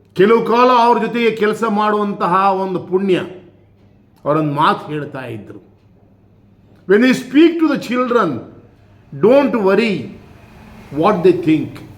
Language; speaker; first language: Kannada; native; Kannada